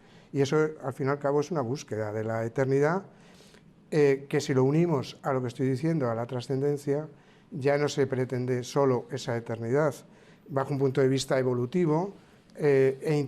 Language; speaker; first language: Spanish; native; Spanish